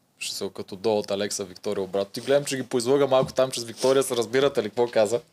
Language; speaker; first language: Bulgarian; native; Bulgarian